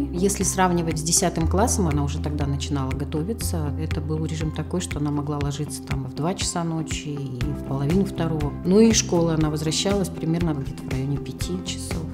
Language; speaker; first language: Russian; native; Russian